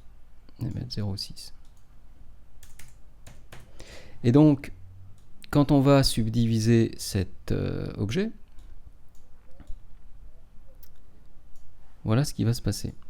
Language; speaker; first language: French; native; French